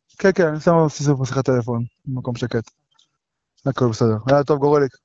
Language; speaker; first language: Hebrew; native; Hebrew